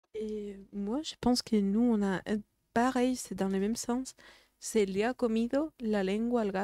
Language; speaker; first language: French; non-native, fluent; Spanish